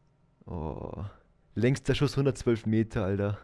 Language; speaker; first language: German; native; German